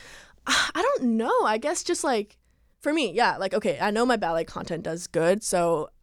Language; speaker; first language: English; native; English